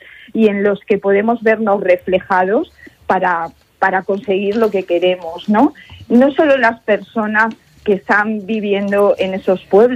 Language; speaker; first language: Spanish; native; Spanish